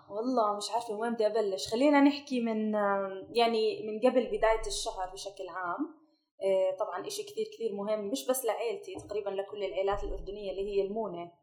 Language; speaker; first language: Arabic; native; Arabic